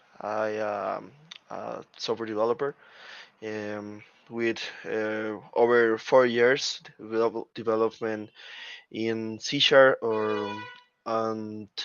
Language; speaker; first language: English; non-native, learner; Spanish